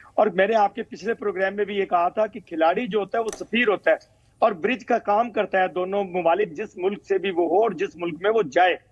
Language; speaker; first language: Urdu; native; Urdu